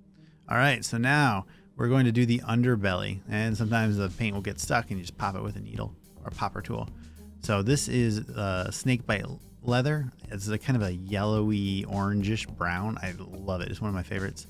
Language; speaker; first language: English; native; English